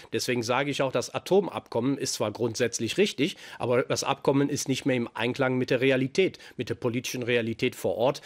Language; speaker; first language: German; early bilingual, other home language; Persian